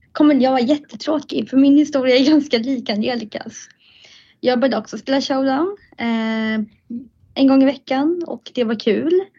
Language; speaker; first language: Swedish; native; Swedish